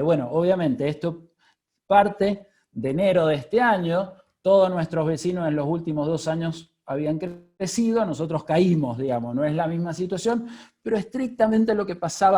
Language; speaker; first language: Spanish; native; Spanish